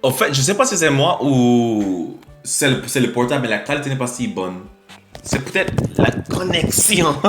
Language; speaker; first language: French; non-native, fluent; English